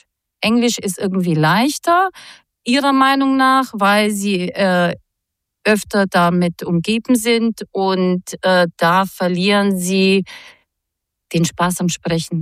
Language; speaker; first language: German; non-native, fluent; Croatian